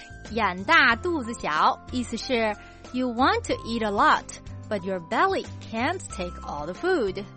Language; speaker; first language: English; non-native, learner; Chinese